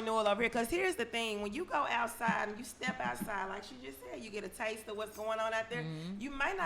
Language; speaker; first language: English; native; English